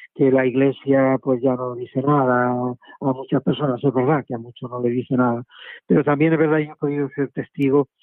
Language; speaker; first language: Spanish; native; Spanish